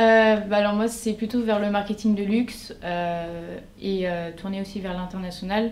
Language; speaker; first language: French; native; French